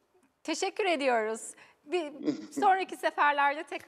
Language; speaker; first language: Turkish; native; Turkish